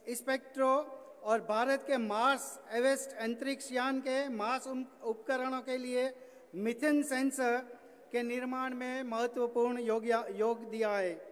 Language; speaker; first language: Hindi; non-native, local second language; Gujarati